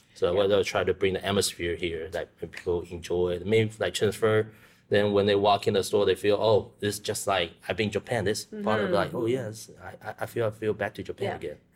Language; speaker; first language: English; non-native, learner; Chinese